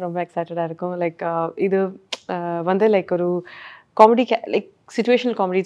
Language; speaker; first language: Tamil; non-native, learner; Malayalam